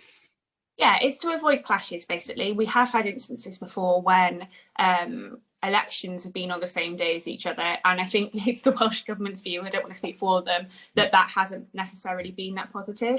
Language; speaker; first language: English; native; English